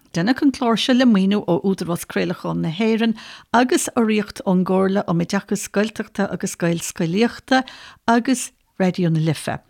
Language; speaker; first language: Irish; native; Irish